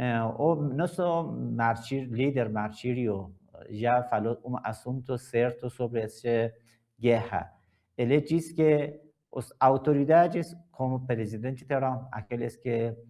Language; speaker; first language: Portuguese; non-native, learner; Persian